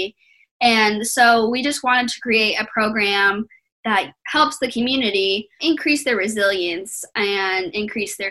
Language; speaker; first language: English; native; English